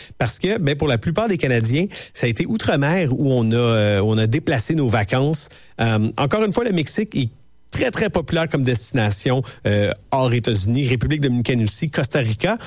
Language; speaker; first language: French; native; French